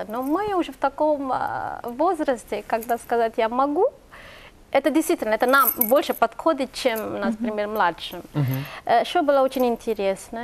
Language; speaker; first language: Russian; non-native, fluent; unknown